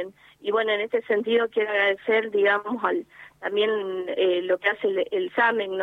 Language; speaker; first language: Spanish; native; Spanish